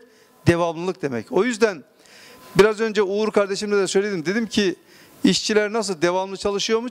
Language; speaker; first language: Turkish; native; Turkish